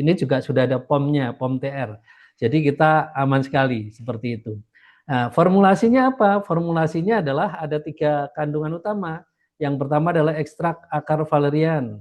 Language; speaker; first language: Indonesian; native; Indonesian